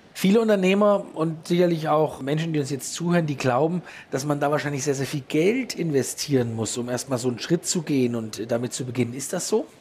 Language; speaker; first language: German; native; German